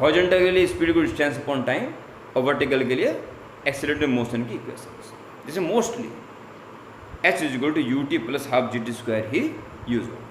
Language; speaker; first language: Hindi; native; Hindi